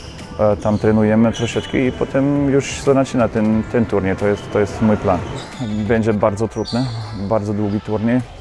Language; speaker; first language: Polish; early bilingual, heritage; German